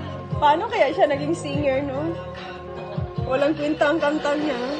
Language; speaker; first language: Filipino; non-native, local second language; Cebuano